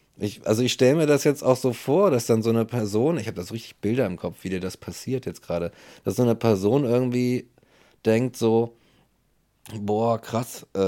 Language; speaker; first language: German; native; German